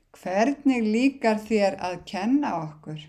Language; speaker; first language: Icelandic; non-native, learner; Thai